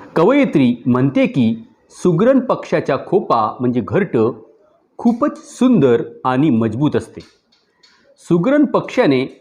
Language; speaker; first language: Marathi; non-native, local second language; Urdu